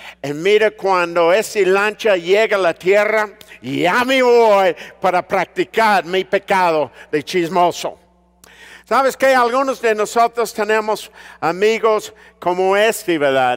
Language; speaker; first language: Spanish; early bilingual, heritage; Spanish